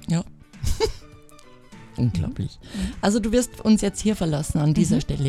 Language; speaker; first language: German; native; German